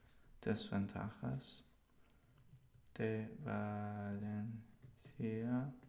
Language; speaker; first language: Spanish; non-native, learner; English